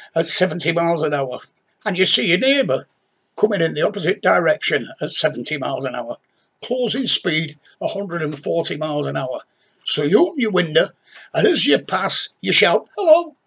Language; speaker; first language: English; native; English